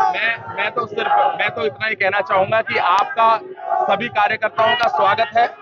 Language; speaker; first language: Hindi; native; Hindi